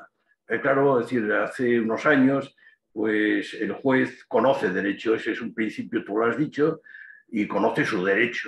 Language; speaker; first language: Spanish; native; Spanish